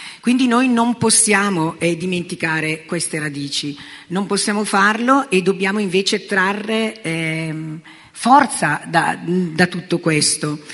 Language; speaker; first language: Italian; native; Italian